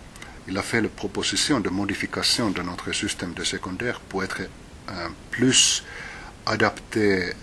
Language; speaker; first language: French; non-native, fluent; Finnish